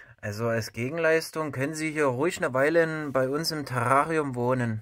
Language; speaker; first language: German; native; German